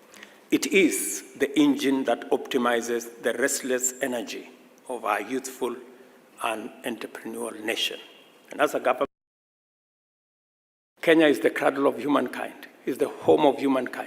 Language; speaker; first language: English; non-native, local second language; Swahili